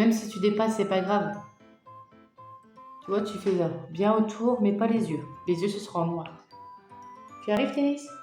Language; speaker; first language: French; native; French